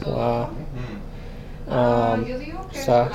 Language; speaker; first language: Spanish; early bilingual, other home language; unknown